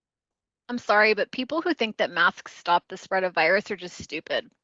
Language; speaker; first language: English; native; English